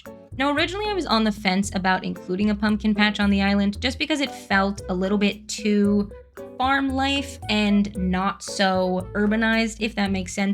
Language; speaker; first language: English; native; English